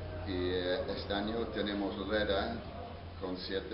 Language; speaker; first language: Spanish; non-native, fluent; English